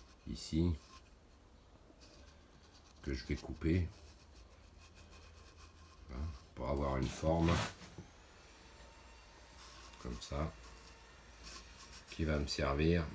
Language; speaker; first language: French; native; French